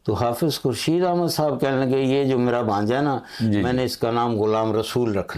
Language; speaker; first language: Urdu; non-native, local second language; Punjabi